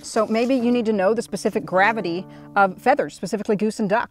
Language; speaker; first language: English; native; English